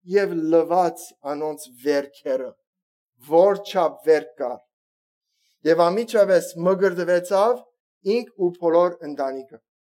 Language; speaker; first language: Armenian; early bilingual, heritage; Armenian